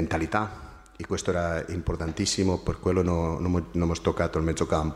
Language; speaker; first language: Italian; non-native, fluent; Spanish